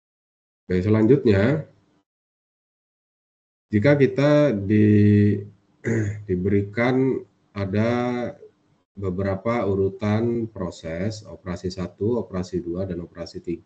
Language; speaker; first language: Indonesian; native; Indonesian